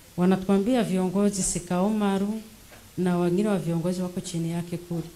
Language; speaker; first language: Swahili; non-native, local second language; Rundi